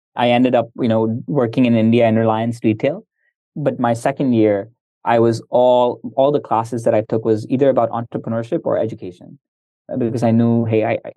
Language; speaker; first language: English; early bilingual, other home language; Hindi